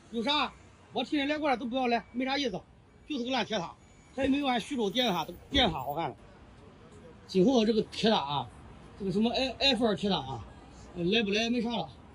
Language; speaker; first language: Chinese; native; Chinese